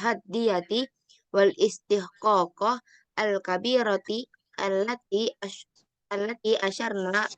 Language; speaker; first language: Arabic; non-native, learner; Indonesian